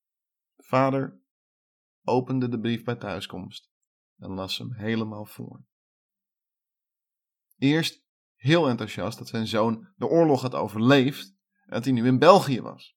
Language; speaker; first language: Dutch; native; Dutch